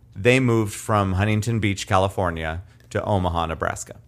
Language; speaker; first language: English; native; English